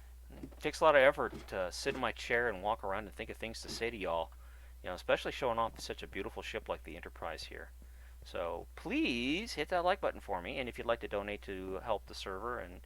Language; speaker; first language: English; native; English